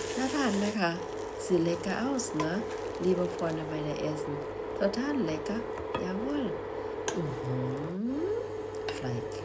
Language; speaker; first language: Thai; native; Thai